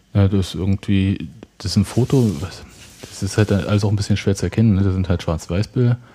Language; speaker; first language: German; native; German